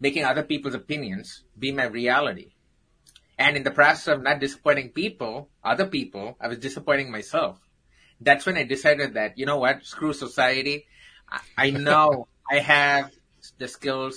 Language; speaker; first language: English; non-native, local second language; Tamil